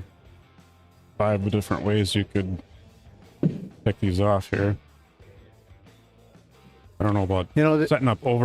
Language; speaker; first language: English; native; English